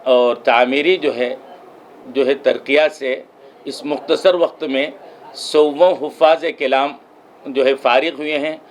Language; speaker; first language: Urdu; native; Urdu